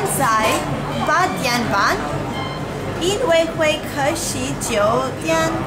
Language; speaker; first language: Chinese; non-native, learner; English